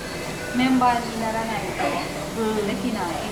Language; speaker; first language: Japanese; non-native, learner; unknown